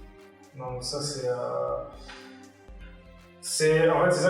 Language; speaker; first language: French; native; French